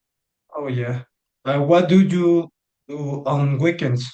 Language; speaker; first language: English; non-native, learner; Spanish